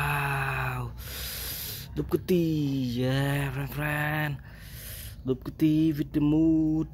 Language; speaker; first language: English; non-native, learner; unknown